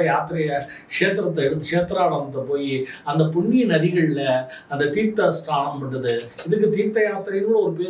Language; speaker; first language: Tamil; native; Tamil